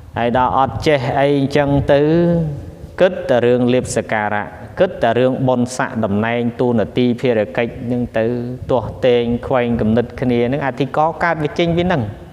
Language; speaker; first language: Khmer; native; Khmer